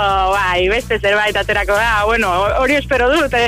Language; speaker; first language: Basque; non-native, learner; Spanish